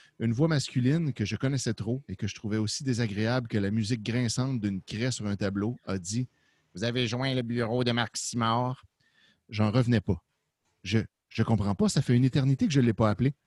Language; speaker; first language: French; native; French